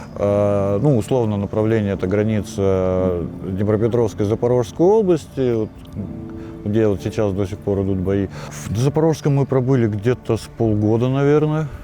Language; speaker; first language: Russian; native; Russian